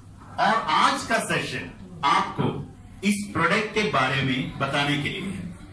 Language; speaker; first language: Hindi; non-native, fluent; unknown